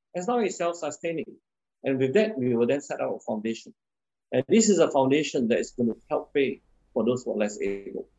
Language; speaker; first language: English; non-native, local second language; Min Nan Chinese